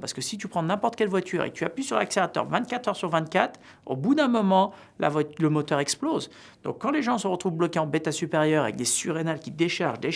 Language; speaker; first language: French; native; French